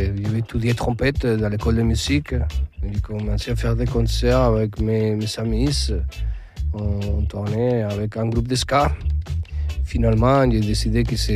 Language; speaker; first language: French; non-native, fluent; Spanish